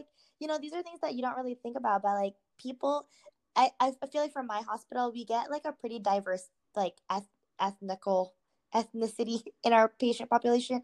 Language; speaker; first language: English; native; English